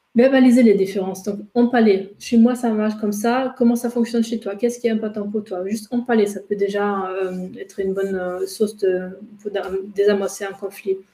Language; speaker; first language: French; non-native, fluent; German